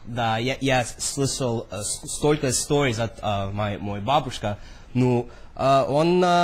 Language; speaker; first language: Russian; early bilingual, heritage; Russian